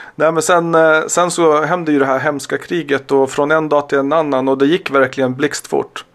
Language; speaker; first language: Swedish; early bilingual, other home language; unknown